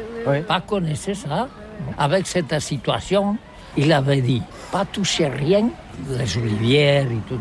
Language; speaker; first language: French; non-native, learner; Catalan